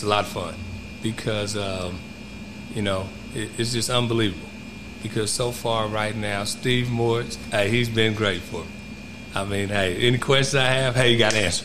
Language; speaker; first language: English; native; English